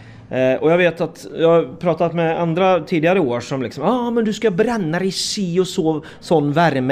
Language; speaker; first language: Swedish; native; Swedish